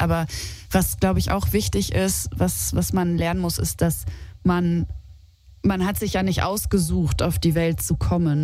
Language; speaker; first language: German; native; German